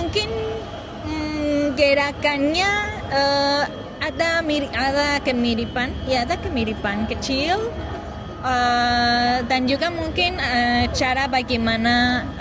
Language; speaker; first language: Indonesian; non-native, learner; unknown